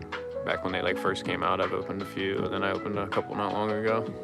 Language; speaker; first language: English; native; English